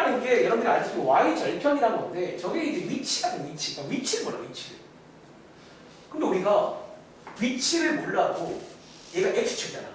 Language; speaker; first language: Korean; native; Korean